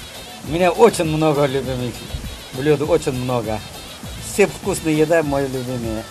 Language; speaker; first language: Russian; non-native, local second language; Chechen